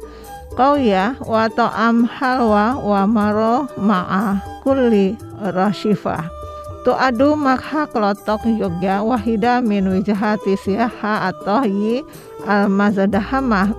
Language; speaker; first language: Arabic; non-native, fluent; Indonesian